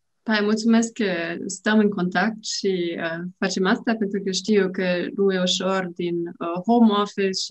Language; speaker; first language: Romanian; non-native, learner; German